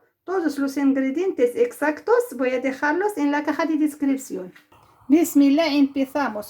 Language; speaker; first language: Spanish; non-native, fluent; Arabic